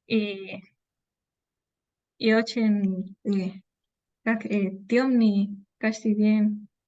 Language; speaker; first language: Russian; non-native, learner; Spanish